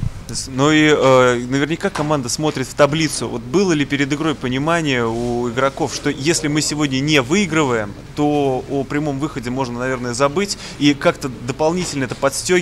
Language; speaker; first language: Russian; native; Russian